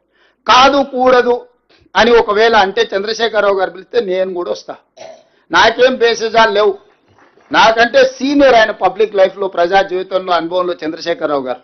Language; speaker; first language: Telugu; native; Telugu